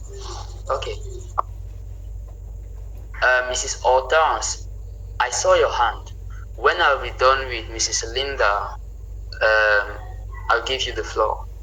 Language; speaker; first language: English; non-native, local second language; French